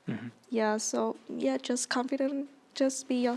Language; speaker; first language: English; non-native, learner; Vietnamese